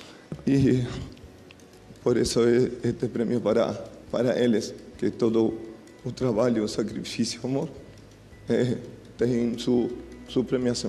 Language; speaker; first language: Portuguese; non-native, fluent; Spanish